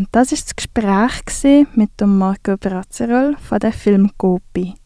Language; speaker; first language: German; native; German